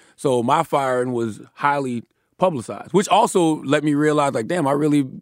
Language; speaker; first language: English; native; English